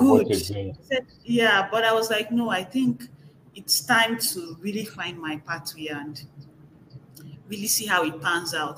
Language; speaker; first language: English; non-native, local second language; Igbo